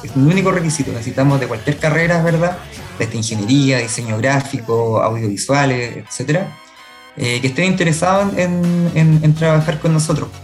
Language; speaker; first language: Spanish; native; Spanish